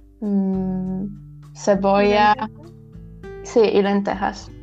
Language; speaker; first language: Spanish; non-native, learner; Polish